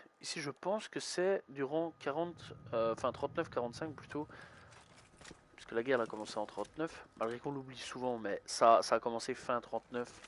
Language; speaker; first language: French; native; French